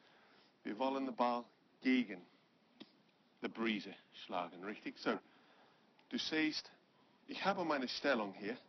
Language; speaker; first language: German; non-native, learner; English